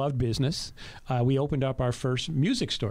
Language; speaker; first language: English; native; English